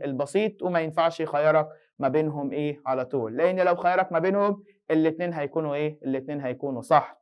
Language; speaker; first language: Arabic; native; Arabic